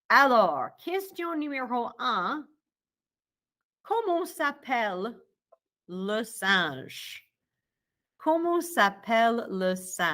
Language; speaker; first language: French; non-native, fluent; English